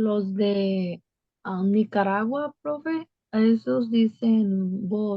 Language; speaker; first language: Spanish; native; Spanish